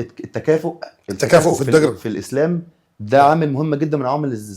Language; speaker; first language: Arabic; native; Arabic